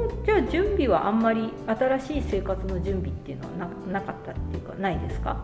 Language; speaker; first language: Japanese; native; Japanese